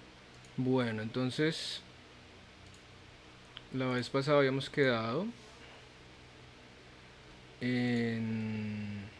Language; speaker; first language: Spanish; native; Spanish